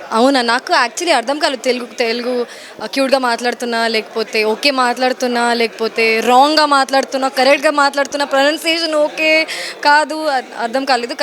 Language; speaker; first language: Telugu; non-native, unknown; Hindi